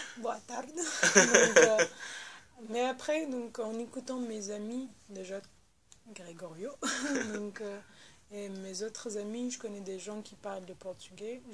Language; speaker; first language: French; non-native, local second language; Arabic